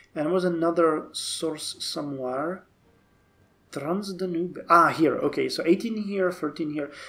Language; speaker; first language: English; non-native, fluent; Czech